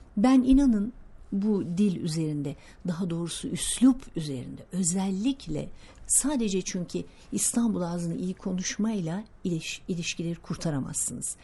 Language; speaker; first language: Turkish; native; Turkish